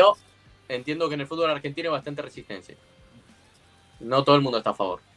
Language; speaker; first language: Spanish; native; Spanish